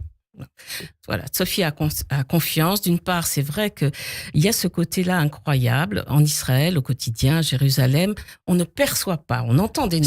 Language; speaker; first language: French; native; French